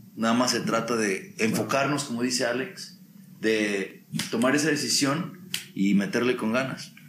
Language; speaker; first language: Spanish; early bilingual, heritage; Spanish